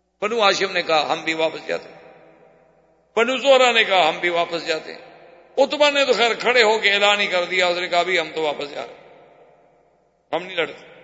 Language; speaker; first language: Urdu; native; Urdu